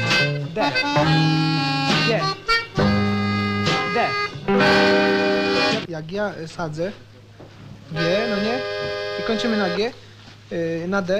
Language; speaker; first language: Polish; native; Polish